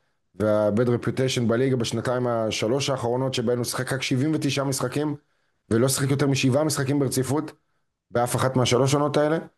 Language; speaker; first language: Hebrew; native; Hebrew